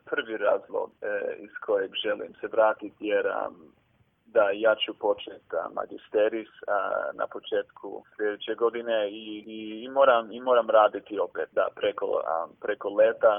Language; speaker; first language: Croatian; early bilingual, heritage; English